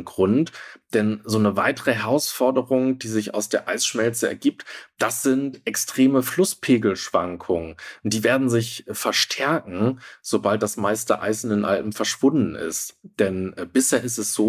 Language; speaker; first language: German; native; German